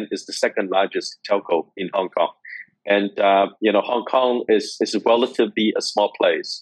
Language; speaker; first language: English; non-native, local second language; Cantonese